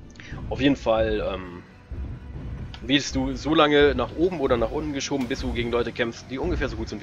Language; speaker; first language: German; native; German